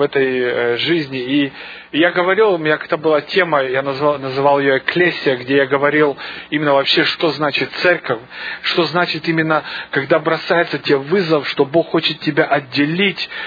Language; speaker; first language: Russian; native; Russian